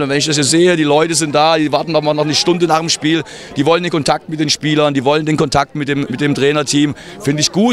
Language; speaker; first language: German; native; German